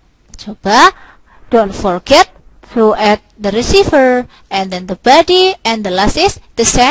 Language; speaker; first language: English; non-native, local second language; Indonesian